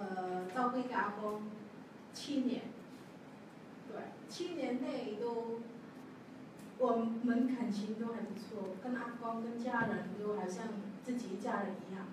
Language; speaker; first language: Chinese; non-native, learner; Javanese